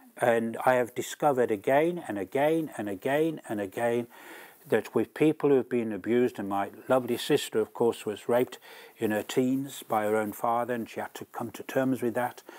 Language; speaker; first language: English; native; English